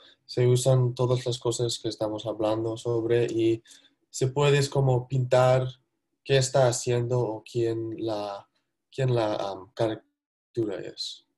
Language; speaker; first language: Spanish; non-native, learner; English